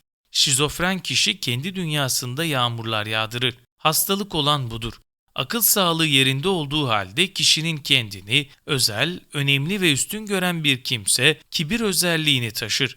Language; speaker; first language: Turkish; native; Turkish